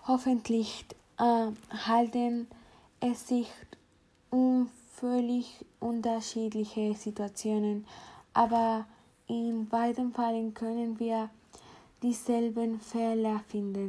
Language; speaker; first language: German; non-native, learner; Spanish